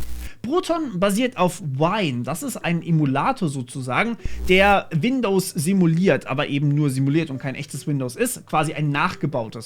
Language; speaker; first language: German; native; German